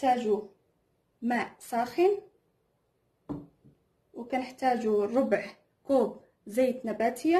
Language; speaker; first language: Arabic; native; Arabic